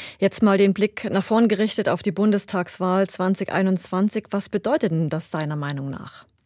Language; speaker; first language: German; native; German